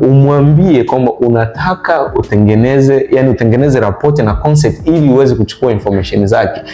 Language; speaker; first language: Swahili; native; Swahili